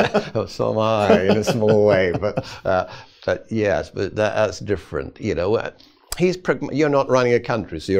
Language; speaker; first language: English; non-native, fluent; Swedish